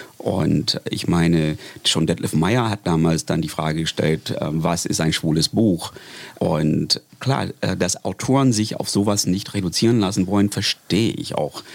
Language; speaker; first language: German; non-native, fluent; English